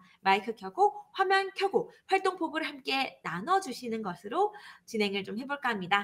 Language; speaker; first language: Korean; native; Korean